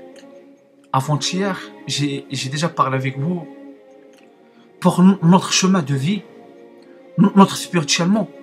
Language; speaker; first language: French; non-native, learner; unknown